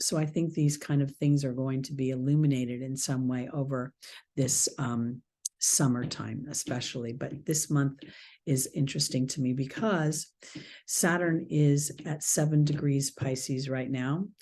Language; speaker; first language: English; native; English